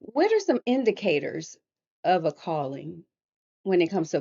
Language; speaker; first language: English; native; English